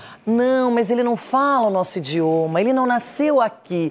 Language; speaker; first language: Portuguese; native; Portuguese